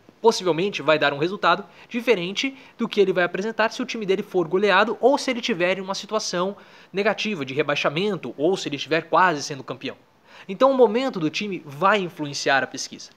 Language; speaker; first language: Portuguese; native; Portuguese